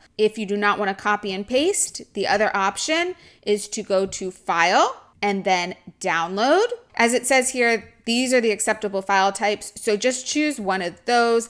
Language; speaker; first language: English; native; English